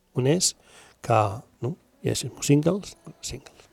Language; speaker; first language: Latvian; non-native, learner; Spanish